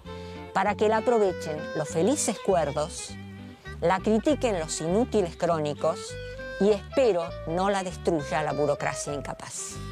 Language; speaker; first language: Spanish; native; Spanish